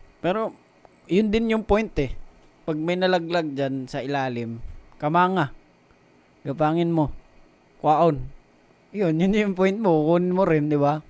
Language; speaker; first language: Filipino; non-native, local second language; Cebuano